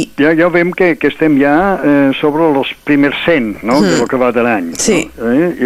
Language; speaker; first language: Catalan; non-native, local second language; Spanish